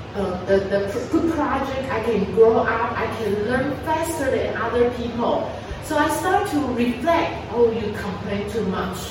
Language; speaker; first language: English; non-native, fluent; Chinese